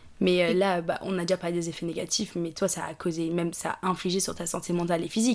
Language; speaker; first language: French; native; French